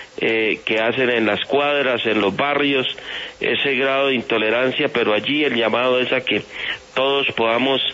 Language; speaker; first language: Spanish; native; Spanish